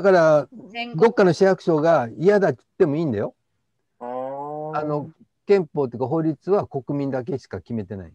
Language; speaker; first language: Japanese; native; Japanese